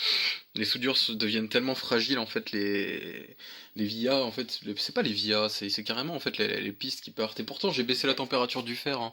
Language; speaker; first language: French; native; French